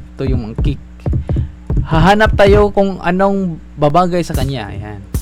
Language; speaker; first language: Filipino; non-native, local second language; Cebuano